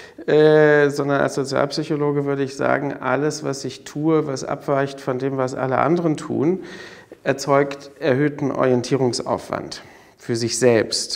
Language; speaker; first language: German; native; German